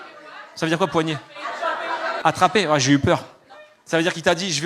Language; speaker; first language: French; native; French